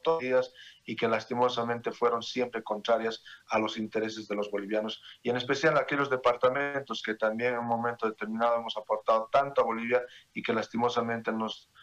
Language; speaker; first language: Spanish; native; Spanish